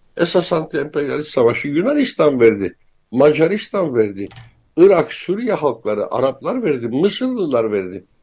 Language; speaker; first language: Turkish; native; Turkish